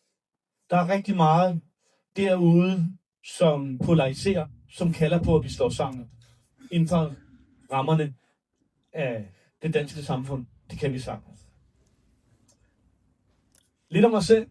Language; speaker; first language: Danish; early bilingual, other home language; Urdu